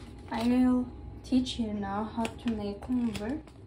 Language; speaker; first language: English; non-native, fluent; Korean